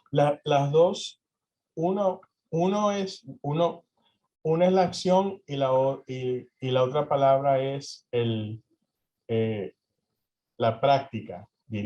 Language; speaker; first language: Spanish; early bilingual, heritage; Spanish